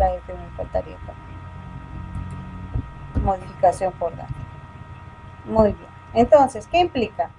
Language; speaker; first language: Spanish; native; Spanish